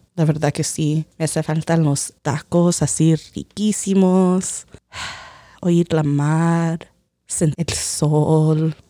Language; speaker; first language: Spanish; early bilingual, heritage; Spanish